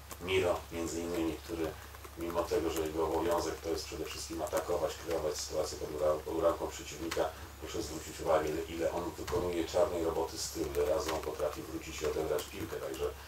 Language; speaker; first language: Polish; native; Polish